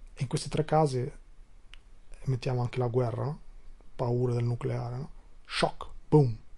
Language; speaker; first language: Italian; non-native, fluent; Albanian